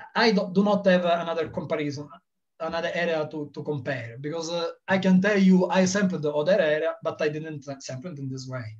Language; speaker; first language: English; non-native, learner; Italian